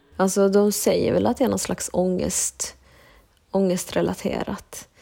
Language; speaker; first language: Swedish; early bilingual, other home language; Spanish